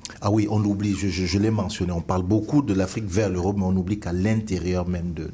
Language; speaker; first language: French; native; French